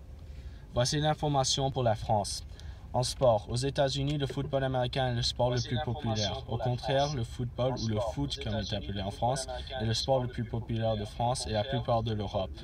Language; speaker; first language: French; non-native, learner; English